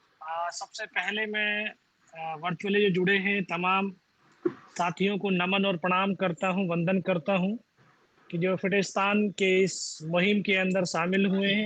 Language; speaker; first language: Hindi; native; Hindi